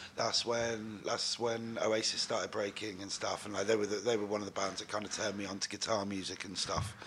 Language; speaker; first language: English; native; English